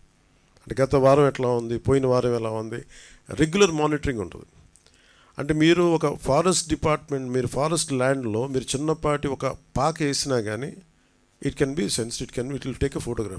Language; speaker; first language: Telugu; native; Telugu